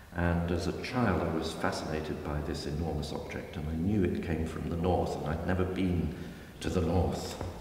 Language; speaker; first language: English; native; English